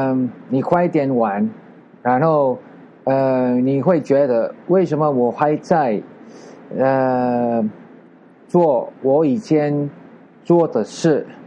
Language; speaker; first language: Chinese; non-native, learner; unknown